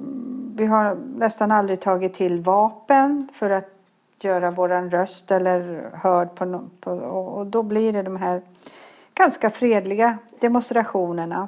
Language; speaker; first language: Swedish; early bilingual, other home language; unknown